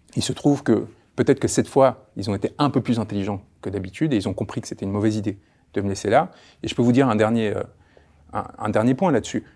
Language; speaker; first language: French; early bilingual, other home language; Spanish